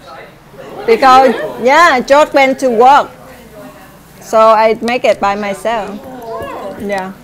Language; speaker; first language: English; non-native, learner; Vietnamese